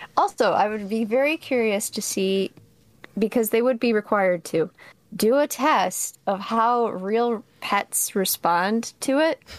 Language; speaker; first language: English; native; English